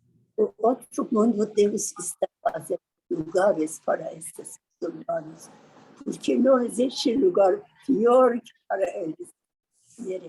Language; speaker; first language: Portuguese; non-native, learner; Persian